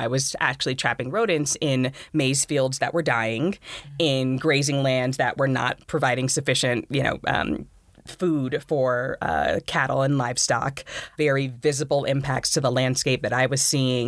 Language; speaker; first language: English; native; English